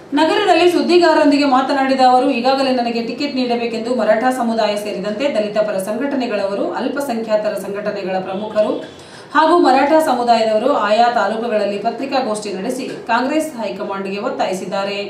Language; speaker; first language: Kannada; native; Kannada